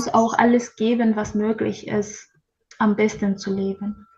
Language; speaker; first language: German; non-native, learner; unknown